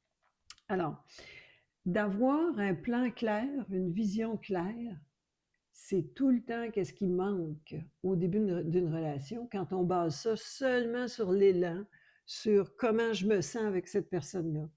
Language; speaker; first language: French; native; French